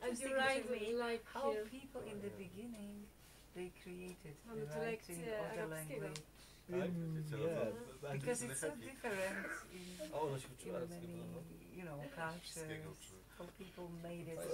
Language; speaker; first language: English; non-native, fluent; Polish